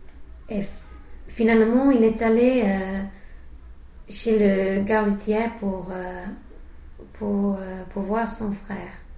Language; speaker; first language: French; non-native, fluent; English